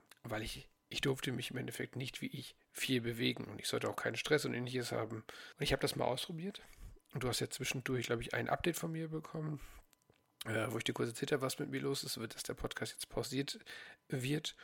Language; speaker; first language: German; native; German